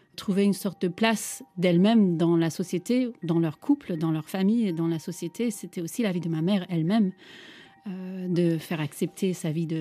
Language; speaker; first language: French; non-native, fluent; Turkish